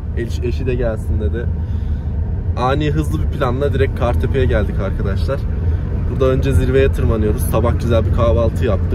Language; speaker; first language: Turkish; native; Turkish